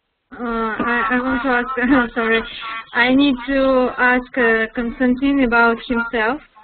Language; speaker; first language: English; non-native, learner; Russian